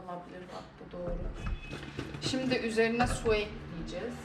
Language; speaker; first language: Turkish; native; Turkish